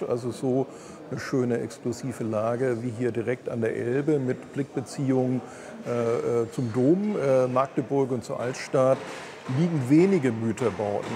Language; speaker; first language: German; native; German